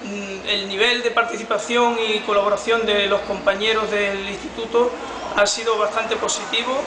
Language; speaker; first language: Spanish; native; Spanish